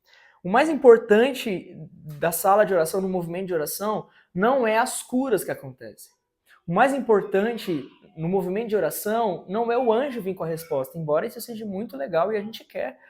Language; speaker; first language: Portuguese; native; Portuguese